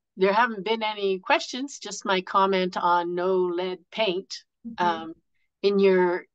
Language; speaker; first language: English; native; English